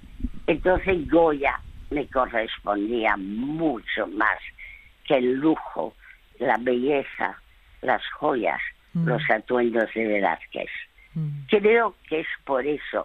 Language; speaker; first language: Spanish; early bilingual, other home language; French